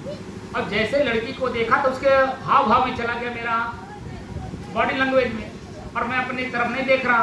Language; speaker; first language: Hindi; native; Hindi